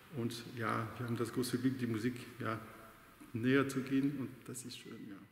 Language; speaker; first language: German; non-native, fluent; French